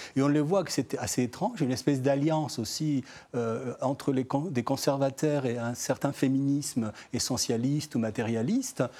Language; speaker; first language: French; non-native, fluent; Spanish